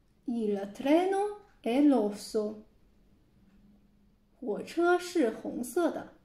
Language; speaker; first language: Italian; non-native, fluent; Chinese